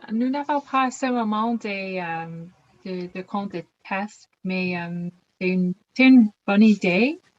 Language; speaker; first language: French; non-native, learner; English